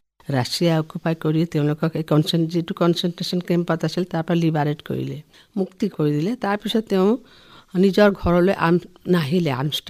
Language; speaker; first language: Assamese; non-native, local second language; Nepali